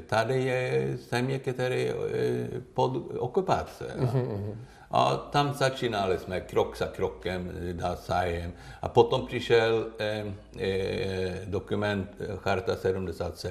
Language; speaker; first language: Czech; non-native, learner; Swedish